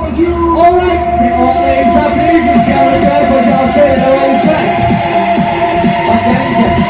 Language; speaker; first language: English; non-native, fluent; Turkish